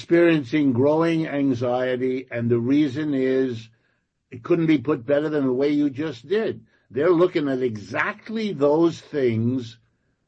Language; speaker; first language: English; non-native, local second language; French